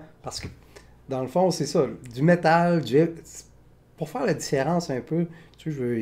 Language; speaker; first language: French; native; French